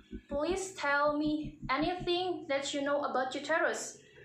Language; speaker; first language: English; non-native, fluent; Indonesian